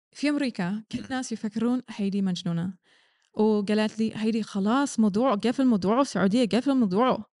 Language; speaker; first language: Arabic; non-native, learner; English